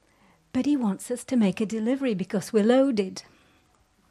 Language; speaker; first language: English; native; English